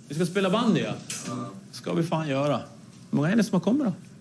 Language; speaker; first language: Swedish; native; Swedish